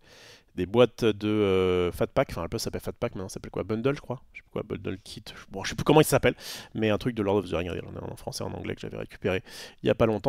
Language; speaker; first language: French; native; French